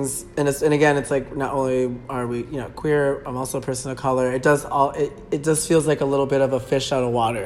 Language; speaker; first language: English; native; English